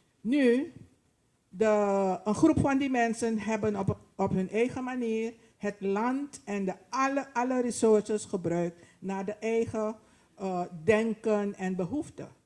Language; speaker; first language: Dutch; non-native, local second language; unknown